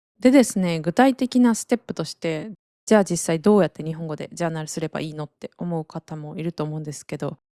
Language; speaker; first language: Japanese; native; Japanese